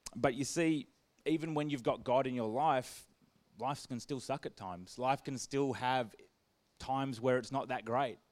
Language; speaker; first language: English; native; English